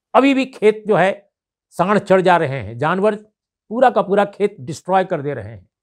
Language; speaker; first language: Hindi; native; Hindi